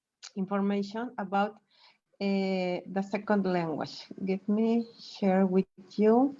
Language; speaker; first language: English; non-native, fluent; Spanish